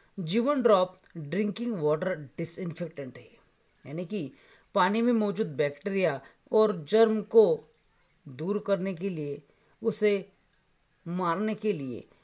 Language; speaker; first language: Hindi; non-native, local second language; Marathi